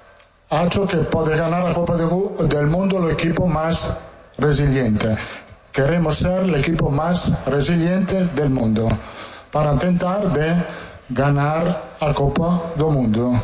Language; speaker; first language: Portuguese; non-native, fluent; Italian